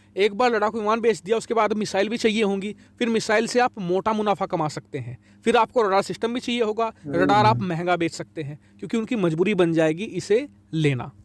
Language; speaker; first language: Hindi; native; Hindi